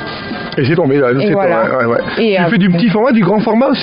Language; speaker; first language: French; native; French